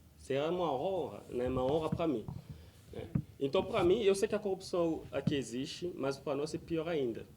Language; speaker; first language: Portuguese; non-native, fluent; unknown